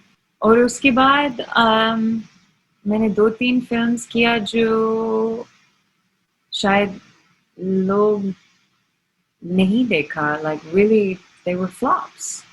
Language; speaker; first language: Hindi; non-native, learner; English